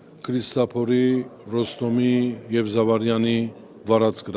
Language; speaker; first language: Armenian; early bilingual, heritage; Armenian